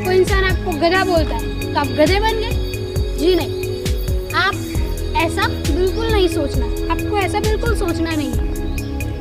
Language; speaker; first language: Hindi; non-native, local second language; Gujarati